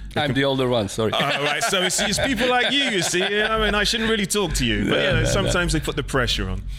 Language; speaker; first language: English; native; English